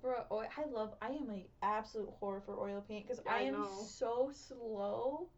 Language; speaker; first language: English; native; English